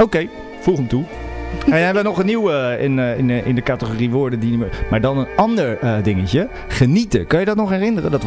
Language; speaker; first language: Dutch; native; Dutch